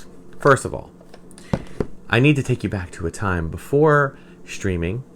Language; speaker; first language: English; native; English